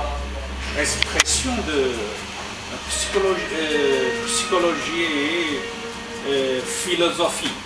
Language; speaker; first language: French; non-native, fluent; Chinese